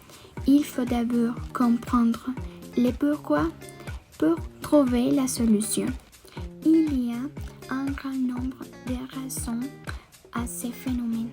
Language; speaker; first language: French; non-native, learner; Spanish